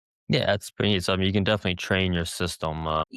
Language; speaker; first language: English; native; English